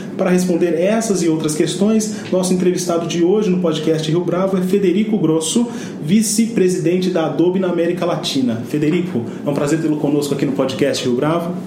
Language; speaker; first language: Portuguese; native; Portuguese